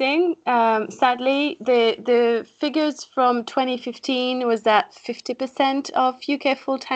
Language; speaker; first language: English; non-native, fluent; French